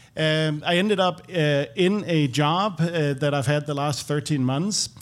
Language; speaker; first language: English; non-native, fluent; Danish